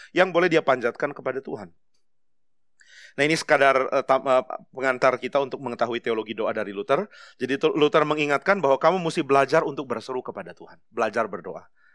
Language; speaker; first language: Indonesian; native; Indonesian